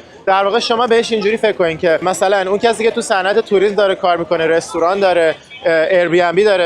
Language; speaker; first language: Persian; native; Persian